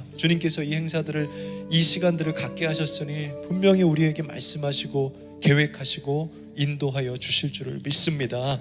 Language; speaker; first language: Korean; native; Korean